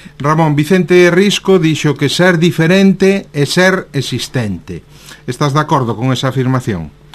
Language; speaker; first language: Galician; native; Galician